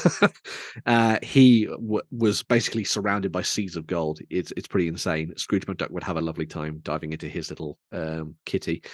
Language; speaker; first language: English; native; English